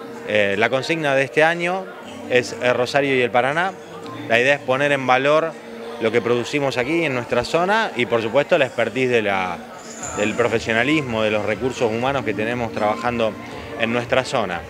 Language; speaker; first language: Spanish; native; Spanish